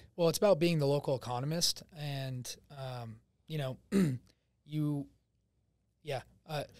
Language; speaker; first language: English; native; English